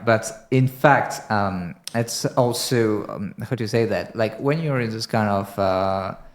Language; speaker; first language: English; non-native, fluent; French